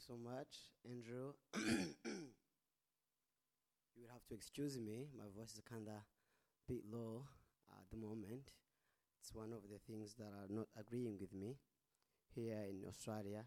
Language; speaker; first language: English; non-native, local second language; Kinyarwanda